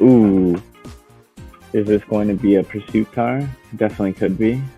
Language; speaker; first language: English; native; English